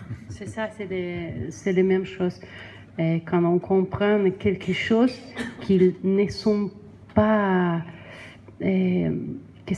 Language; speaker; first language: French; non-native, learner; Spanish